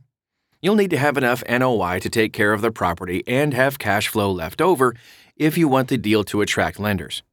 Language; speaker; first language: English; native; English